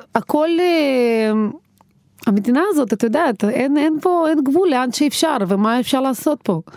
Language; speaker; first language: Hebrew; non-native, fluent; Uzbek